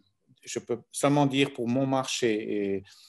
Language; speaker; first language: French; non-native, local second language; German